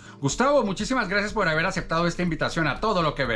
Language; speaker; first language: Spanish; native; Spanish